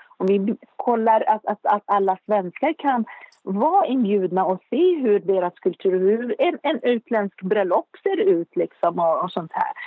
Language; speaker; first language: Swedish; non-native, fluent; Arabic